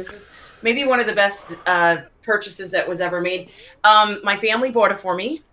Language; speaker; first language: English; native; English